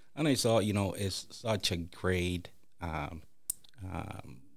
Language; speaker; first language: English; non-native, fluent; Spanish